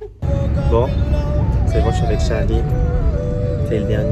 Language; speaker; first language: French; native; French